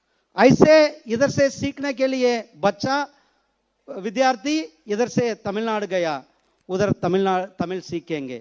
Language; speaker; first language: Hindi; non-native, local second language; Tamil